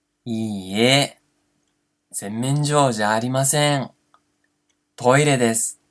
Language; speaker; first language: Japanese; non-native, fluent; Portuguese